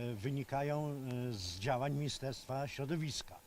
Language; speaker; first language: Polish; native; Polish